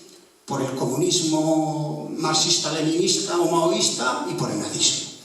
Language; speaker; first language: Spanish; native; Spanish